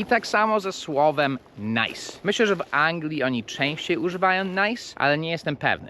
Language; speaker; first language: Polish; non-native, fluent; English